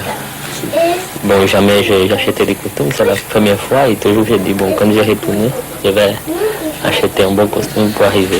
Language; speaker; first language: French; non-native, fluent; Portuguese